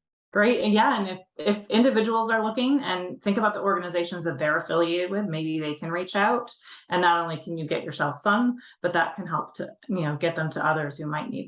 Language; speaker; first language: English; native; English